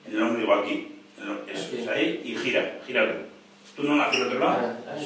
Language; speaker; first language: Spanish; native; Spanish